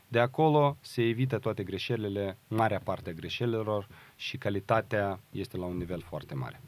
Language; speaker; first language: Romanian; non-native, local second language; Russian